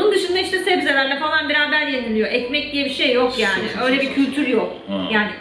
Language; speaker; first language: Turkish; native; Turkish